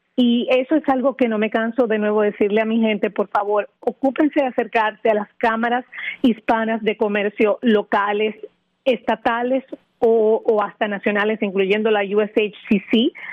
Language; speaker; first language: Spanish; native; Spanish